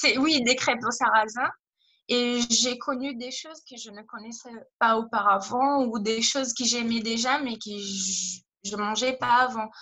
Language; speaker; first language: French; non-native, fluent; Portuguese